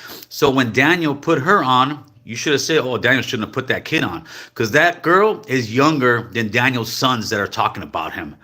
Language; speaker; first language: English; native; English